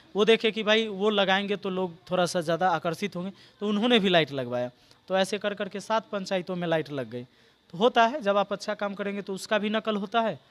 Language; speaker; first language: Hindi; native; Hindi